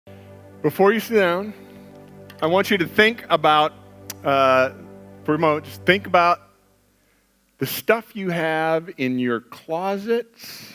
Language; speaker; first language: English; native; English